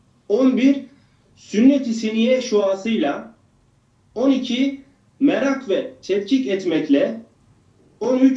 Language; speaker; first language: Turkish; native; Turkish